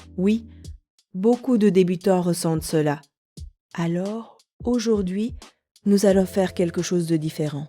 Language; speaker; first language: French; native; French